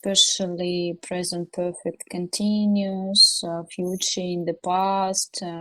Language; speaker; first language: English; non-native, learner; Russian